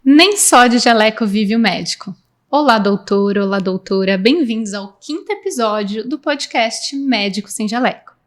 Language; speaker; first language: Portuguese; native; Portuguese